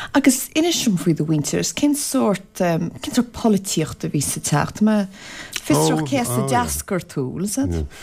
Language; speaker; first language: Irish; native; Irish